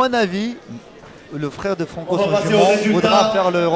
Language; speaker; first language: French; native; French